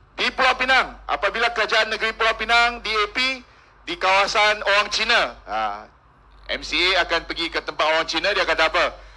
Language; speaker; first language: Malay; non-native, local second language; Min Nan Chinese